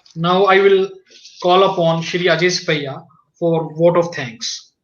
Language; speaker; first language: English; non-native, local second language; Hindi